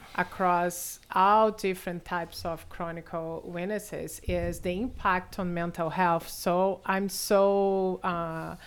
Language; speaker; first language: English; non-native, fluent; Portuguese